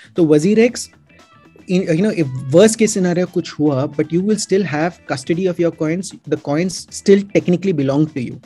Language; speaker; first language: Hindi; non-native, local second language; Malayalam